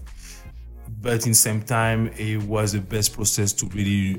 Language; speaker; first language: English; non-native, learner; French